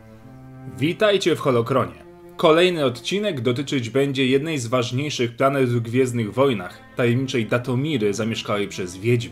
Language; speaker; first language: Polish; native; Polish